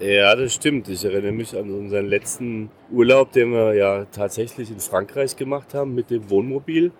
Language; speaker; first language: German; native; German